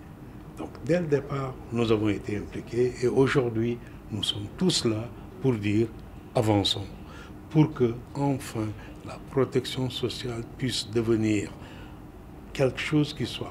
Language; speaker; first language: French; non-native, local second language; Wolof